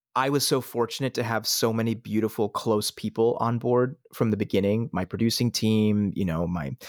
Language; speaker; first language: English; native; English